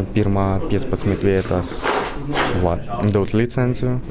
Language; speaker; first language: Latvian; non-native, learner; Russian